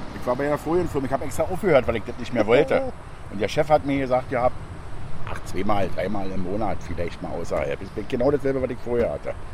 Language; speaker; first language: German; native; German